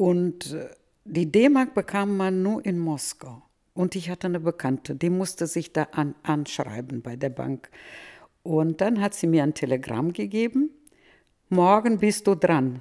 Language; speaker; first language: German; early bilingual, heritage; Russian